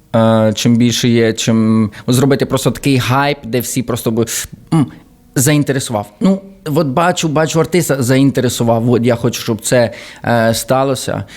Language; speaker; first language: Ukrainian; early bilingual, heritage; Ukrainian